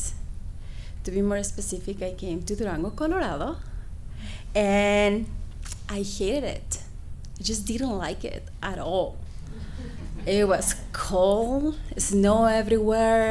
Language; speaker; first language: English; non-native, fluent; Spanish